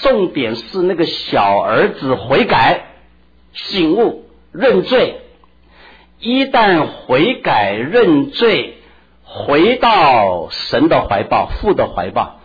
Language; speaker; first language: Chinese; native; Chinese